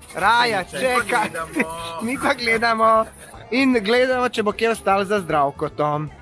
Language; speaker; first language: Slovenian; native; Slovenian